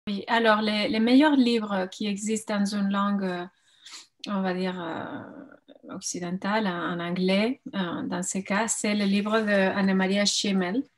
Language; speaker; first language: French; non-native, fluent; Spanish